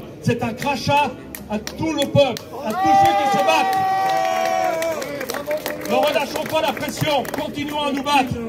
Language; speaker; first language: French; native; French